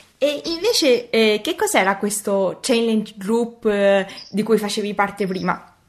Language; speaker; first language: Italian; native; Italian